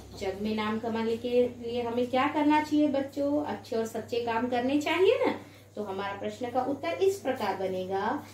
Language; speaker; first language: Hindi; non-native, local second language; Gujarati